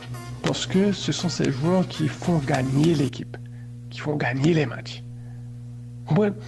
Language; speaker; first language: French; non-native, local second language; Haitian Creole